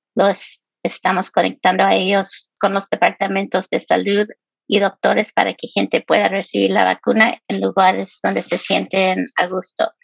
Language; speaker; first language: Spanish; early bilingual, heritage; Spanish